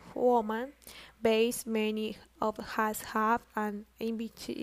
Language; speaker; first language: English; non-native, learner; Spanish